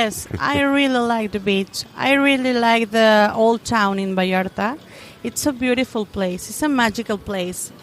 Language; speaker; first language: English; non-native, learner; Spanish